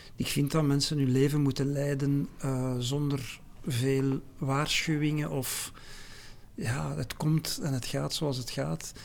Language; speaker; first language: Dutch; native; Dutch